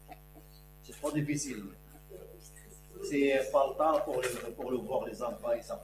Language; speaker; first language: French; non-native, learner; Arabic